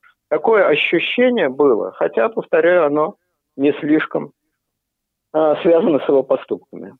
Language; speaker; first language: Russian; native; Russian